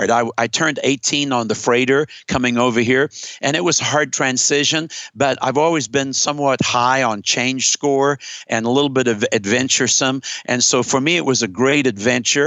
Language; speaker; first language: English; native; English